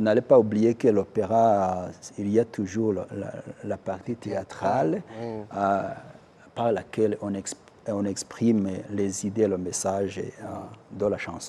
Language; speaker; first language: French; non-native, local second language; Kinyarwanda